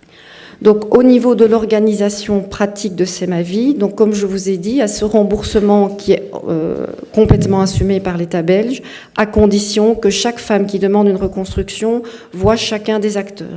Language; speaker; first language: French; native; French